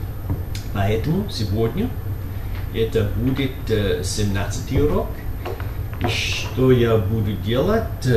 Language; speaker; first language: Russian; non-native, learner; English